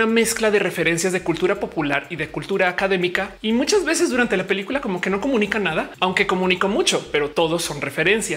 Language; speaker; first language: Spanish; native; Spanish